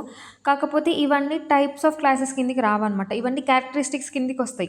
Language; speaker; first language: Telugu; native; Telugu